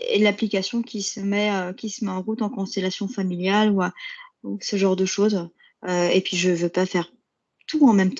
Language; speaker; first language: French; native; French